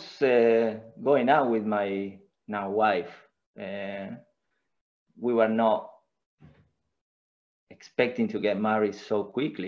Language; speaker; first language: English; non-native, fluent; Spanish